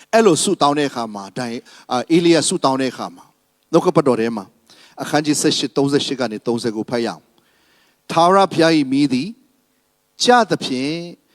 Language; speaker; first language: Burmese; non-native, local second language; Tedim Chin